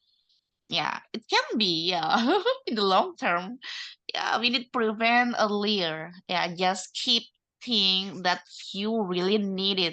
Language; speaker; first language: English; non-native, learner; Indonesian